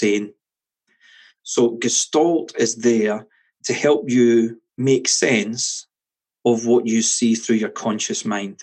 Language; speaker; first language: English; native; English